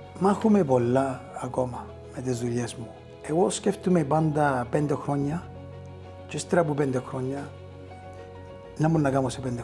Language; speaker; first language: Greek; early bilingual, heritage; Greek